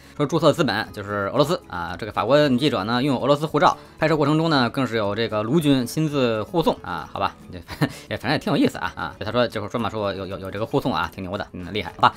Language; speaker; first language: Chinese; native; Chinese